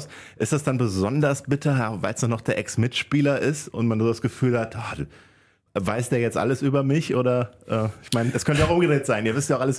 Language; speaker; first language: German; native; German